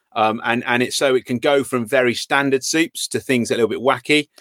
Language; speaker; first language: English; native; English